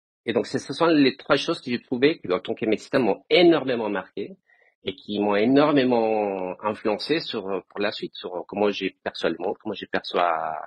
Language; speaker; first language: French; non-native, fluent; Spanish